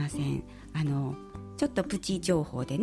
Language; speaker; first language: Japanese; native; Japanese